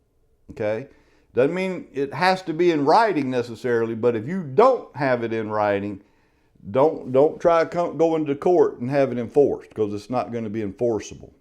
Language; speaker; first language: English; native; English